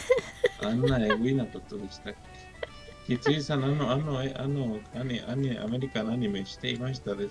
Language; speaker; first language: Japanese; non-native, learner; Spanish